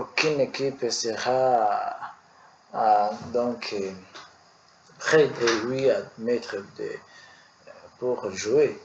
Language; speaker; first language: French; non-native, learner; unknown